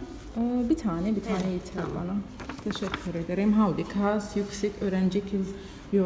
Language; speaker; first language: Turkish; non-native, learner; Arabic